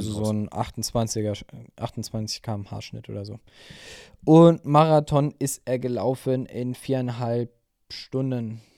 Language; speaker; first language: German; native; German